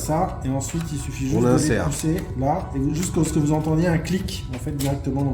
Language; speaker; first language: French; native; French